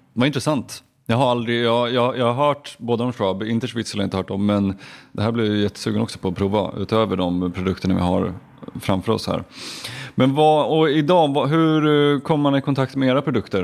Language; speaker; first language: Swedish; native; Swedish